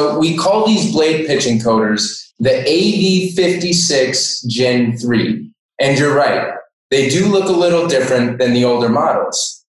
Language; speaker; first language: English; native; English